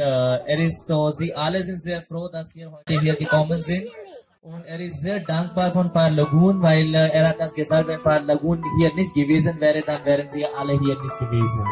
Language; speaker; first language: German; non-native, learner; Hindi